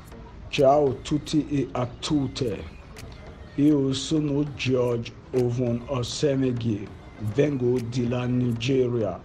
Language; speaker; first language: Italian; non-native, learner; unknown